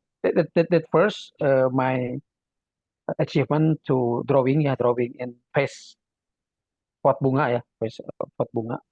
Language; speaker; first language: English; non-native, learner; Indonesian